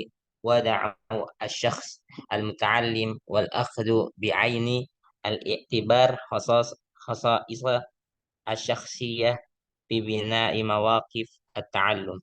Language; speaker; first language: Arabic; non-native, learner; Indonesian